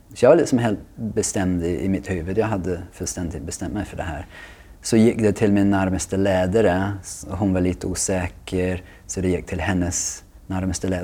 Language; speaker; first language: Swedish; non-native, fluent; English